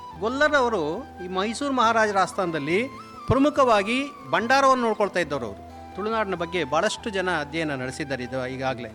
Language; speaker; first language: Kannada; native; Kannada